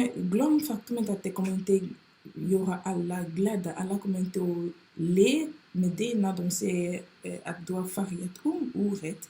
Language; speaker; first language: Swedish; non-native, fluent; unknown